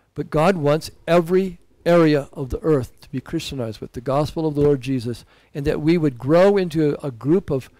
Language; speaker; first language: English; native; English